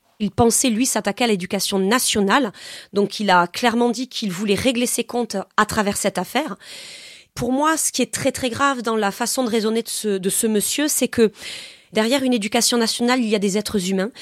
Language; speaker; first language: French; native; French